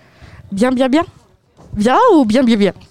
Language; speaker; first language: French; native; French